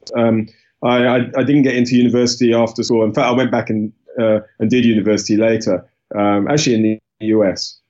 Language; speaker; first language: English; native; English